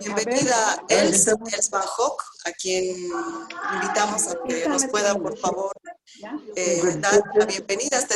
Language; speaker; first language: Spanish; native; Spanish